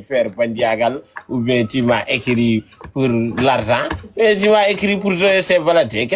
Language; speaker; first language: French; non-native, local second language; Bambara